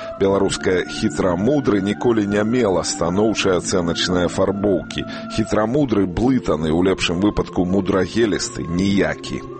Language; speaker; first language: Belarusian; native; Belarusian